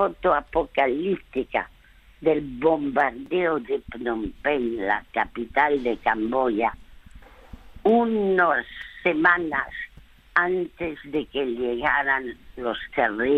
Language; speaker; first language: Spanish; early bilingual, other home language; French